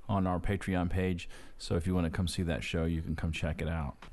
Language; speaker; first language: English; native; English